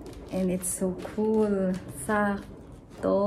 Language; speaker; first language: English; non-native, learner; Filipino